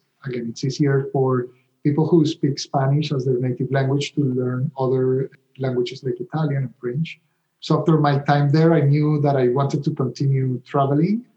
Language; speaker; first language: English; non-native, fluent; Spanish